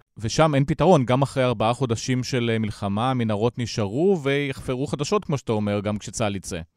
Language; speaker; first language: Hebrew; native; Hebrew